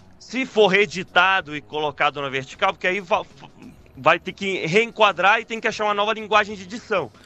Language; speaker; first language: Portuguese; non-native, fluent; Italian